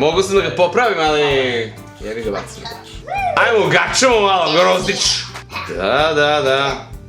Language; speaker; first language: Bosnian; early bilingual, heritage; English